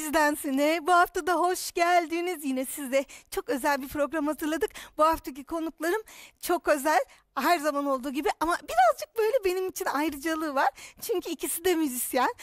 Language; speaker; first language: Turkish; native; Turkish